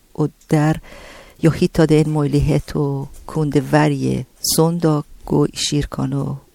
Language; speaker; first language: Swedish; non-native, learner; Persian